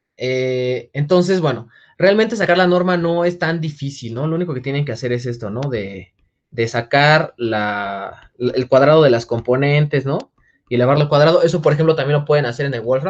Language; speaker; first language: Spanish; native; Spanish